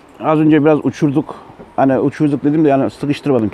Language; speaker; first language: Turkish; native; Turkish